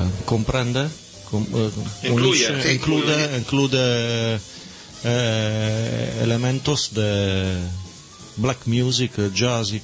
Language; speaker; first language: Spanish; non-native, learner; Italian